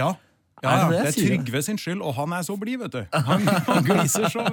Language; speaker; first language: Norwegian; native; Norwegian